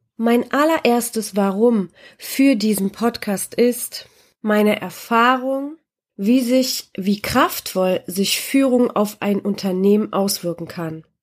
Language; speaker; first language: German; early bilingual, other home language; Polish